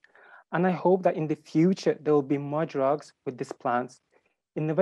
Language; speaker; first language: English; non-native, fluent; Ukrainian